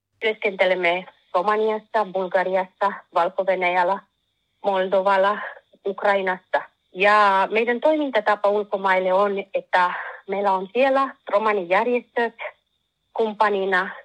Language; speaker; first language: Finnish; non-native, learner; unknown